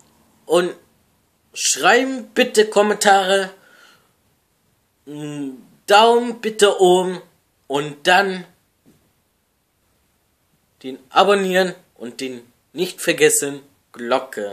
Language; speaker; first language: German; non-native, learner; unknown